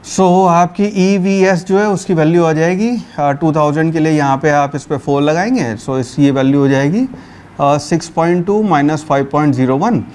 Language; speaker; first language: Hindi; native; Hindi